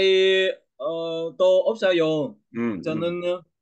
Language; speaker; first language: Korean; non-native, learner; Vietnamese